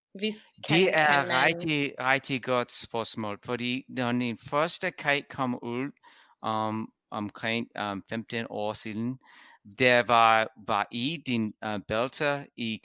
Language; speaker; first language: Danish; non-native, learner; English